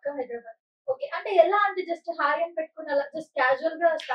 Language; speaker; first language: Telugu; native; Telugu